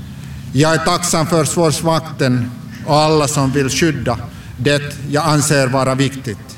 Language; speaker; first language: Swedish; non-native, local second language; Finnish